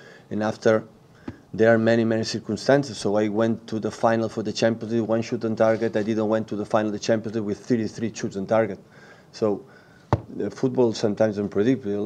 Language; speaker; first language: English; non-native, fluent; Catalan